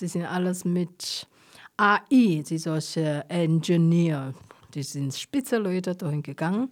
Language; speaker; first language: German; non-native, fluent; Chinese